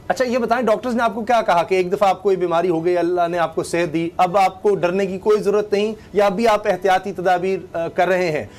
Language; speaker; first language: Urdu; native; Urdu